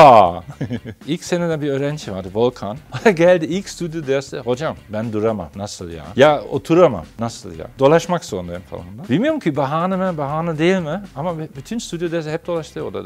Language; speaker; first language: Turkish; non-native, fluent; German